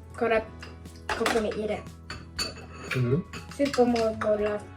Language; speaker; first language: Japanese; early bilingual, heritage; Japanese